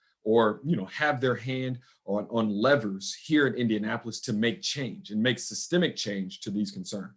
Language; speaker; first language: English; native; English